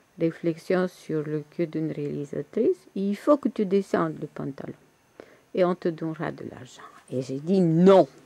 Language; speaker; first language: French; non-native, fluent; Bulgarian